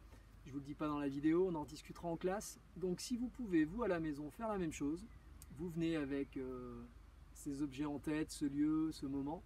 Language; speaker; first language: French; native; French